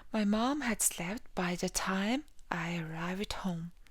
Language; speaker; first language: English; non-native, learner; Mongolian